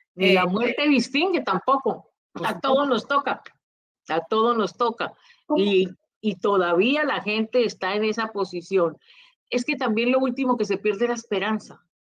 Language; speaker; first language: Spanish; native; Spanish